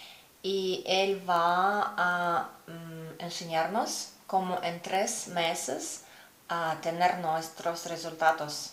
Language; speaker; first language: Spanish; non-native, learner; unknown